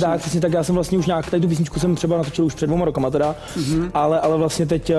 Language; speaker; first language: Czech; native; Czech